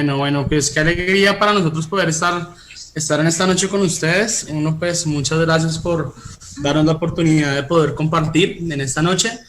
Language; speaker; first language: Spanish; native; Spanish